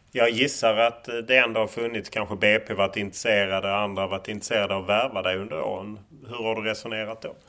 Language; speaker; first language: Swedish; native; Swedish